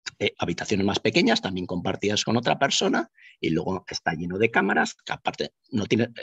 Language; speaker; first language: Spanish; native; Spanish